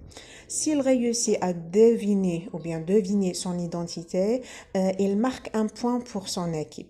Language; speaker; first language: French; non-native, local second language; Arabic